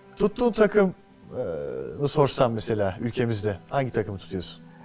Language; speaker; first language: Turkish; native; Turkish